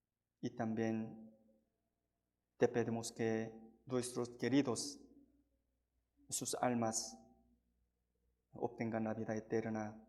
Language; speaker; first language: Spanish; non-native, fluent; Korean